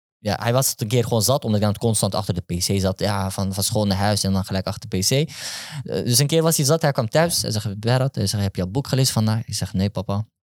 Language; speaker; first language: Dutch; early bilingual, other home language; Turkish